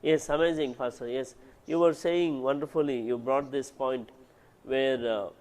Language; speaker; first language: English; non-native, local second language; Kannada